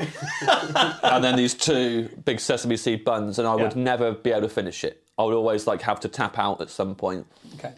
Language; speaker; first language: English; native; English